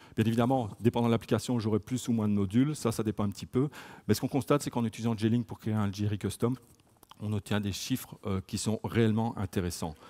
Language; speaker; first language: French; native; French